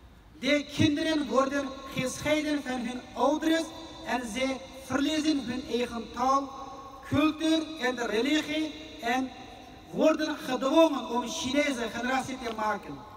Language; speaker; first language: Dutch; non-native, fluent; Uyghur